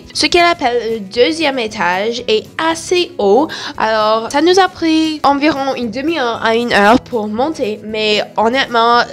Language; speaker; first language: French; non-native, learner; English